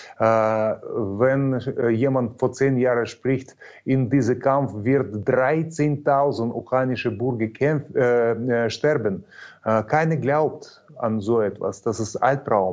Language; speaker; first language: German; non-native, learner; Ukrainian